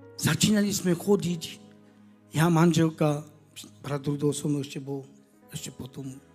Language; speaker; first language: Slovak; non-native, local second language; Romany